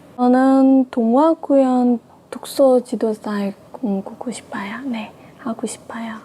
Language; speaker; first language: Korean; non-native, learner; Khmer